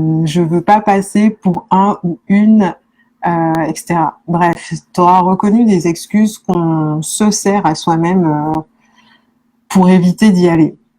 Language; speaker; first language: French; native; French